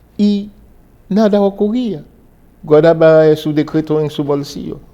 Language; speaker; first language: Spanish; non-native, fluent; Haitian Creole